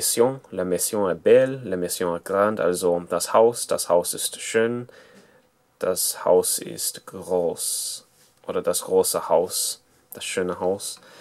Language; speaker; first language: German; non-native, fluent; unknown